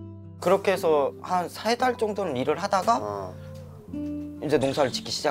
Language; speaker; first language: Korean; native; Korean